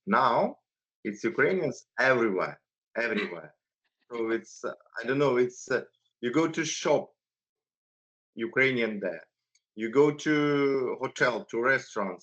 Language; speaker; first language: English; non-native, fluent; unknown